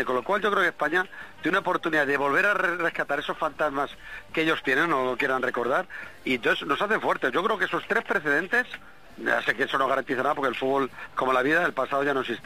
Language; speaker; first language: Spanish; native; Spanish